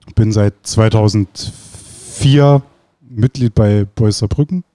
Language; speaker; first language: German; non-native, fluent; Icelandic